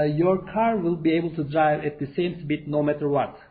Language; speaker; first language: English; non-native, fluent; Turkish